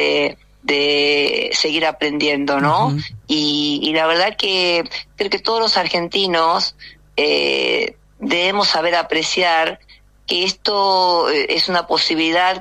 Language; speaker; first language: Spanish; early bilingual, other home language; Korean